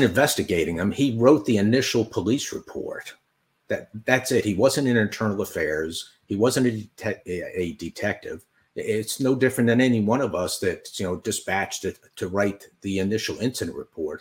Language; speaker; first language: English; native; English